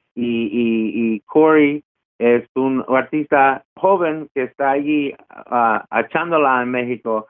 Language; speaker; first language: Spanish; early bilingual, heritage; Spanish